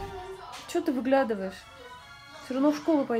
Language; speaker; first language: Russian; native; Russian